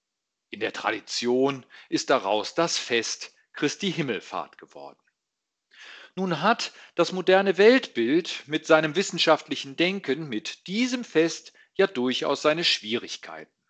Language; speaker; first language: German; native; German